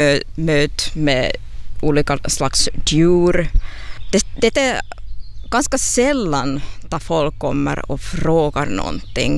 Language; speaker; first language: Swedish; non-native, fluent; Finnish